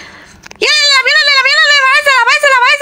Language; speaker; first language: Arabic; native; Arabic